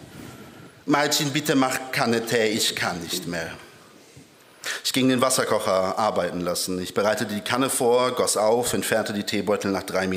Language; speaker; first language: German; early bilingual, other home language; Polish